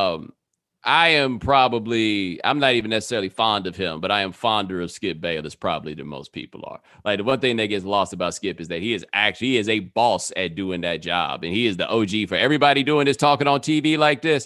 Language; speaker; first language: English; native; English